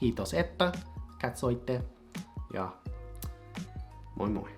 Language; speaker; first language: Finnish; non-native, learner; English